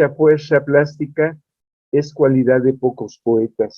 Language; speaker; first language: Spanish; native; Spanish